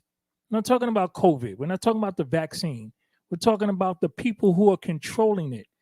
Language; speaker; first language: English; native; English